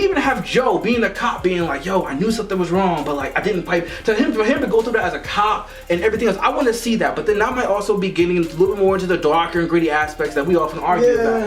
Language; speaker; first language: English; native; English